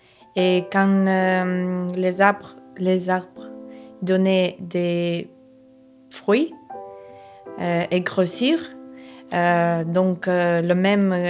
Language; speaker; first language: French; non-native, learner; Ukrainian